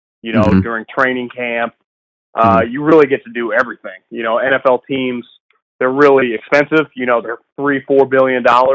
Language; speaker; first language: English; native; English